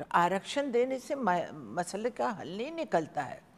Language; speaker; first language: Hindi; native; Hindi